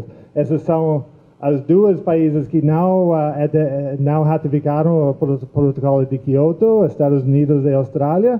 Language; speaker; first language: Portuguese; non-native, fluent; English